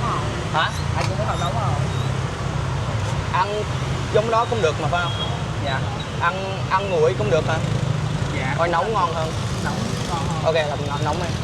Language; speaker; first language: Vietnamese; early bilingual, heritage; English